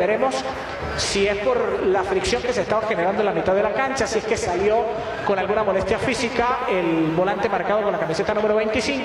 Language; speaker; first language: Spanish; native; Spanish